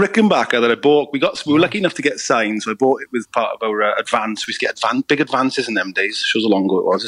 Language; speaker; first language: English; native; English